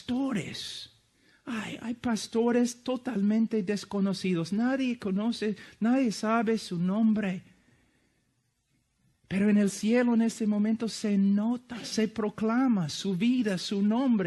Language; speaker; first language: Spanish; non-native, fluent; English